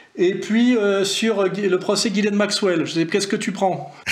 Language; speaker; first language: French; native; French